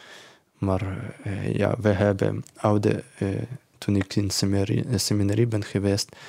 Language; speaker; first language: Dutch; non-native, learner; Ukrainian